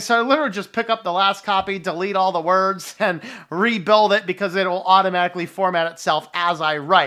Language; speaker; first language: English; native; English